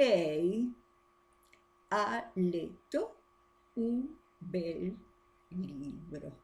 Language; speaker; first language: Italian; non-native, fluent; Spanish